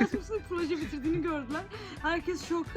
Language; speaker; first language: Turkish; native; Turkish